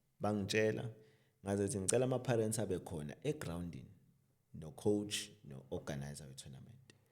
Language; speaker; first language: Zulu; native; Zulu